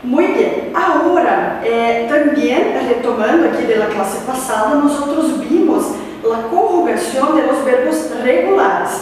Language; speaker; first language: Spanish; non-native, fluent; Portuguese